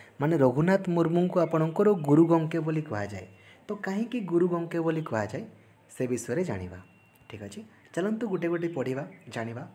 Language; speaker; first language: Odia; non-native, local second language; Santali